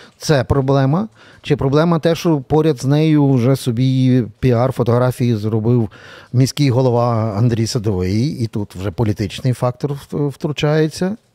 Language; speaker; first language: Ukrainian; native; Ukrainian